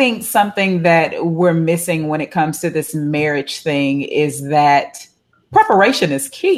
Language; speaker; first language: English; native; English